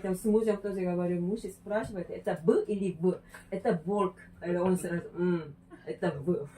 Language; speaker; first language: Russian; non-native, fluent; Korean